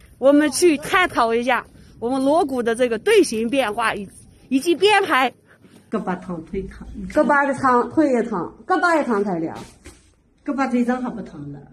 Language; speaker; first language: Chinese; native; Chinese